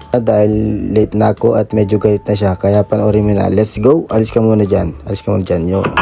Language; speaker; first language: Filipino; native; Filipino